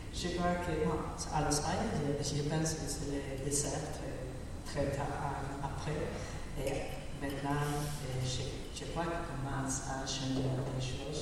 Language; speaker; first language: French; non-native, learner; Spanish